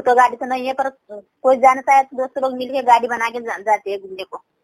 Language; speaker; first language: Hindi; non-native, local second language; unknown